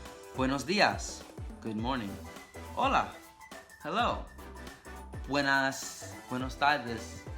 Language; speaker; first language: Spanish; non-native, learner; English